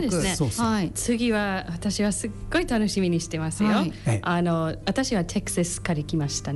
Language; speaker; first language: Japanese; non-native, learner; English